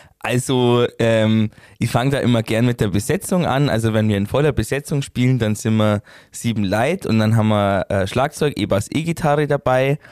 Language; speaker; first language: German; native; German